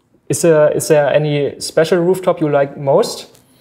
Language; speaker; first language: English; non-native, fluent; German